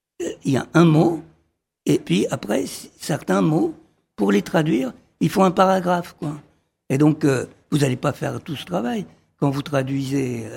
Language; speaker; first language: French; early bilingual, other home language; Arabic